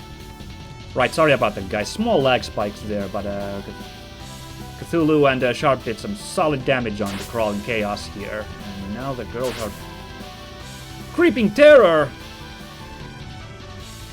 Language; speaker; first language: English; native; English